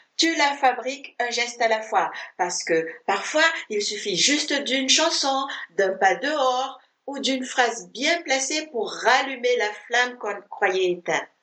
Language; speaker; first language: French; non-native, fluent; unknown